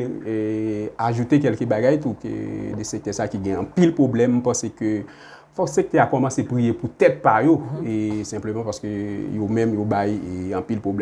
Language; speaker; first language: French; non-native, local second language; Haitian Creole